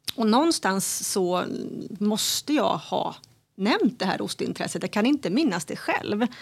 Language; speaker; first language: Swedish; native; Swedish